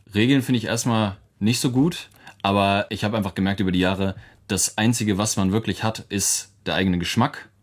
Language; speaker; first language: German; native; German